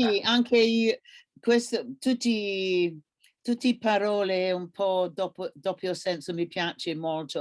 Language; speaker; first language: Italian; non-native, learner; English